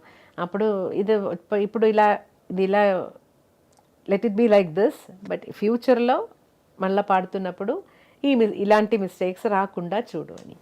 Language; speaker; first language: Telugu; non-native, local second language; Malayalam